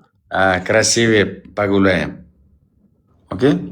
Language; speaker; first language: Russian; non-native, learner; Uzbek